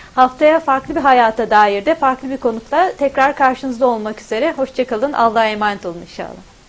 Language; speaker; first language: Turkish; native; Turkish